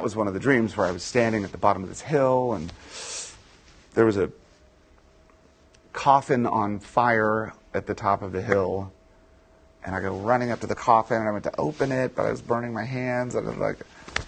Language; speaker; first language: English; native; English